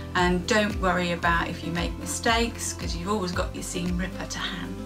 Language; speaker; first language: English; native; English